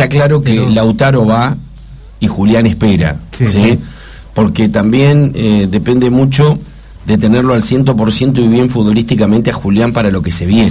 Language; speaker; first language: Spanish; native; Spanish